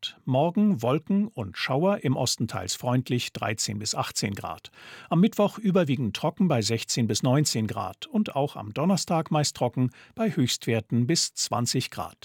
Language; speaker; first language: German; native; German